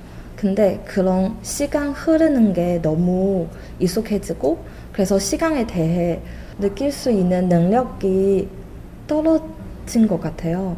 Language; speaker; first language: Korean; non-native, fluent; Chinese